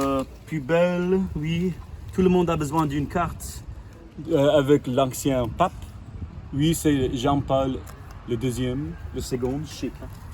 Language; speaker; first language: French; non-native, fluent; English